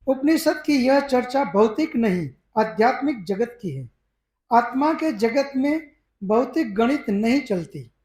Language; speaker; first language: Hindi; non-native, local second language; Gujarati